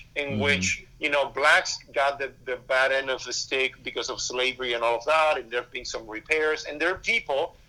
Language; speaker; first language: English; early bilingual, other home language; Spanish